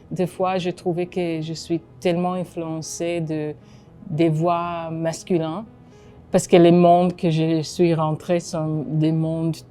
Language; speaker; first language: French; non-native, fluent; Hebrew